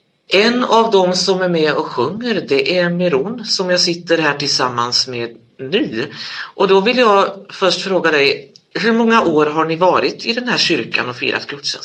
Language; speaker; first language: Swedish; native; Swedish